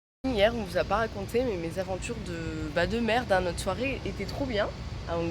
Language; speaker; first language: French; native; French